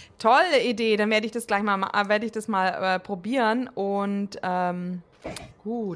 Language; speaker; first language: German; native; German